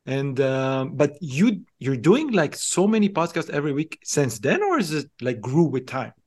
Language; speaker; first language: English; non-native, fluent; Hebrew